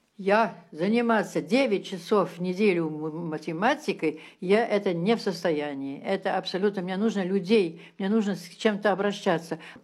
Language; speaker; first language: Russian; early bilingual, heritage; Russian